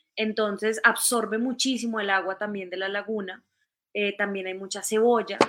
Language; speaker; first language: Spanish; native; Spanish